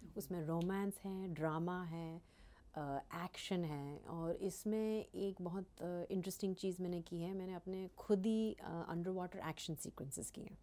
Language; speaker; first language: Hindi; early bilingual, heritage; Hindi